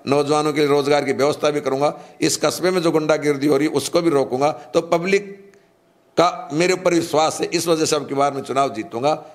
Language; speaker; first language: Hindi; native; Hindi